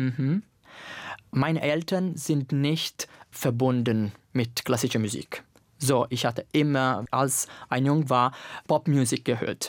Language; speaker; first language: German; non-native, fluent; Italian